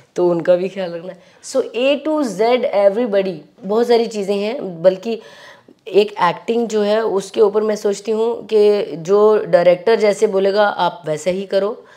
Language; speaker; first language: Hindi; native; Hindi